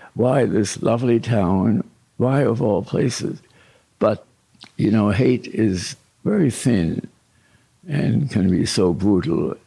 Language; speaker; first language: English; early bilingual, other home language; German